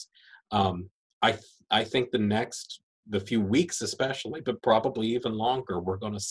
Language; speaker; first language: English; native; English